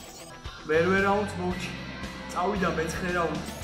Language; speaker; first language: Georgian; native; Georgian